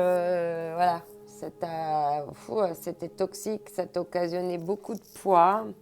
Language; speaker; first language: French; native; French